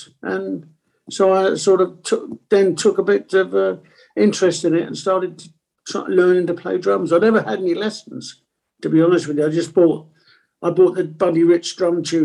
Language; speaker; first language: English; non-native, local second language; Italian